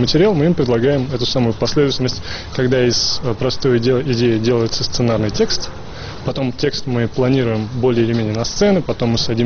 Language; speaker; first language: Russian; native; Russian